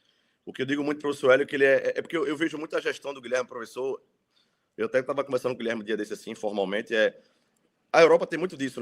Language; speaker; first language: Portuguese; native; Portuguese